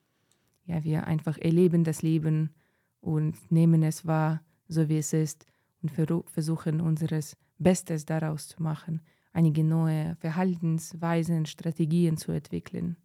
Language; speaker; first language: German; non-native, fluent; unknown